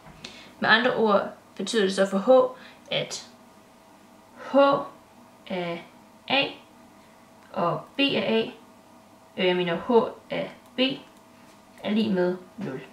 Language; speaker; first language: Danish; native; Danish